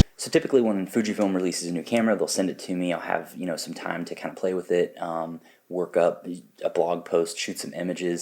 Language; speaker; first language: English; native; English